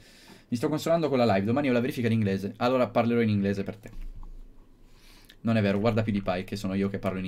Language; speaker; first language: Italian; native; Italian